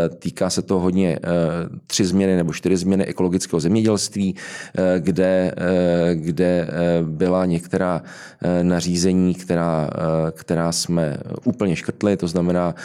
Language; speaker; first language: Czech; native; Czech